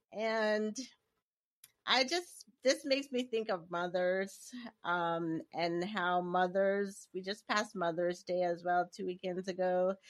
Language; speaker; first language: English; native; English